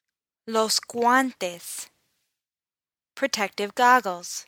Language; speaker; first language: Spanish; non-native, fluent; English